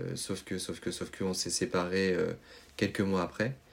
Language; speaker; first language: French; native; French